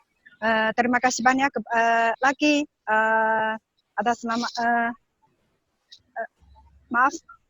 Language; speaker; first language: Indonesian; non-native, learner; Chinese